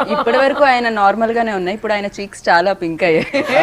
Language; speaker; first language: Telugu; native; Telugu